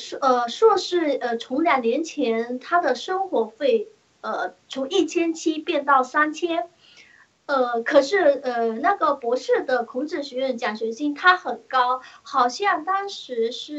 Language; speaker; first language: Chinese; early bilingual, heritage; Chinese